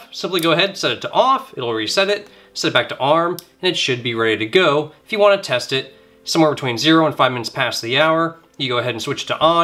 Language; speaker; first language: English; native; English